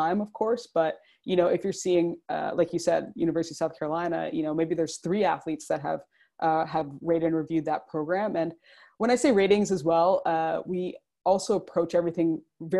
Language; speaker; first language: English; native; English